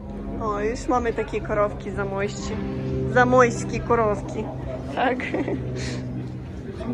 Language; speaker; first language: Polish; non-native, learner; Ukrainian